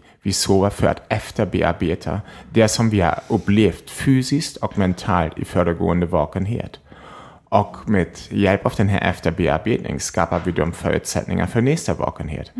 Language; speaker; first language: Swedish; non-native, fluent; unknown